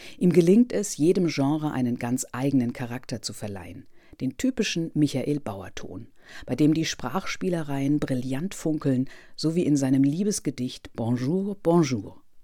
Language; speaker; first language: German; native; German